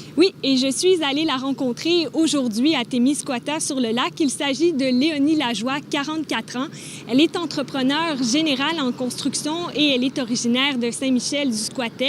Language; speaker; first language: French; native; French